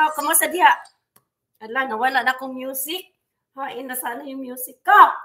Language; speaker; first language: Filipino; non-native, local second language; Cebuano